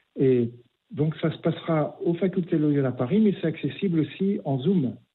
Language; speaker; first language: French; native; French